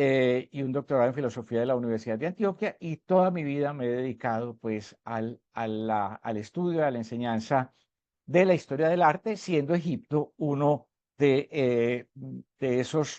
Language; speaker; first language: Spanish; native; Spanish